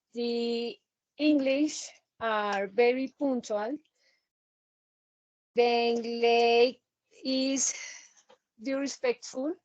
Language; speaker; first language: English; non-native, learner; Spanish